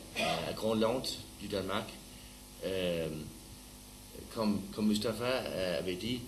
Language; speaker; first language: French; non-native, learner; Danish